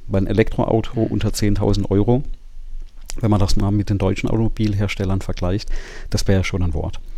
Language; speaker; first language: German; native; German